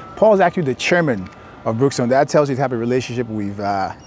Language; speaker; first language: English; native; English